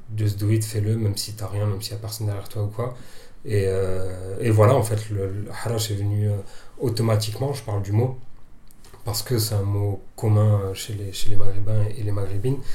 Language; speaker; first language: French; native; French